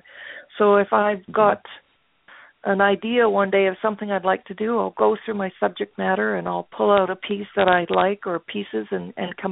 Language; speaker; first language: English; native; English